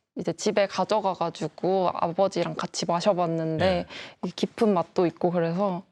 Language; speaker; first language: Korean; native; Korean